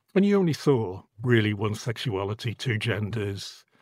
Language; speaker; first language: English; native; English